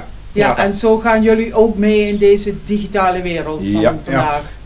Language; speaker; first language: Dutch; native; Dutch